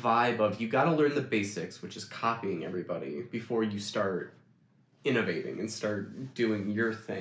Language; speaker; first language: English; native; English